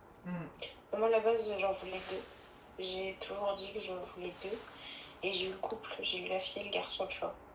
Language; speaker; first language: French; native; French